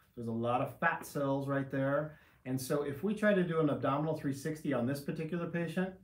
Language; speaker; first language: English; native; English